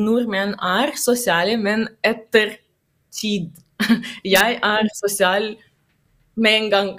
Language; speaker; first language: Norwegian; non-native, learner; Russian